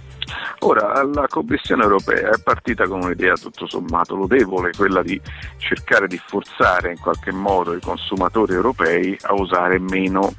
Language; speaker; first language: Italian; native; Italian